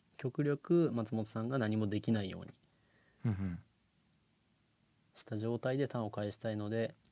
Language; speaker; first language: Japanese; native; Japanese